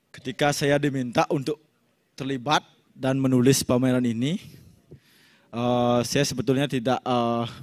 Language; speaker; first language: Indonesian; native; Indonesian